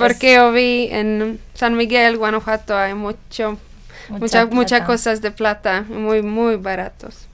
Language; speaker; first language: Spanish; non-native, learner; Czech